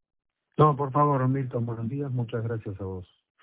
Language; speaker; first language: Spanish; native; Spanish